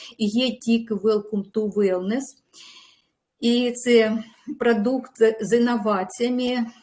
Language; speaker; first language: Ukrainian; non-native, local second language; Russian